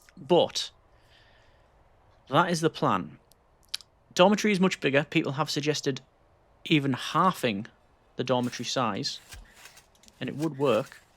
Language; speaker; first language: English; native; English